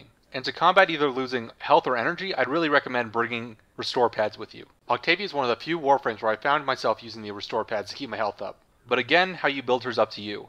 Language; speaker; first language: English; native; English